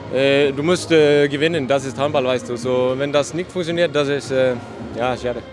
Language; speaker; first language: German; non-native, learner; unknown